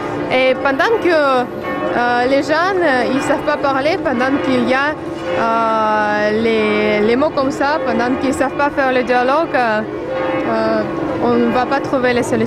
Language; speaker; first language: French; non-native, fluent; Russian